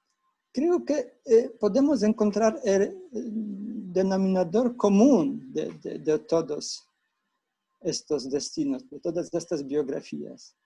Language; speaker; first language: Spanish; non-native, fluent; Polish